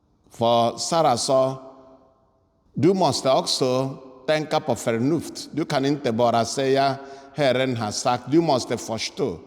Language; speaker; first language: Swedish; non-native, fluent; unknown